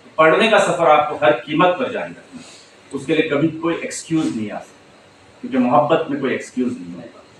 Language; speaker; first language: Urdu; non-native, local second language; Konkani